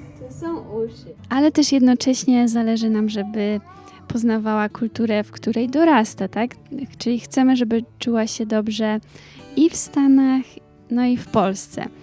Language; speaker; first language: Polish; native; Polish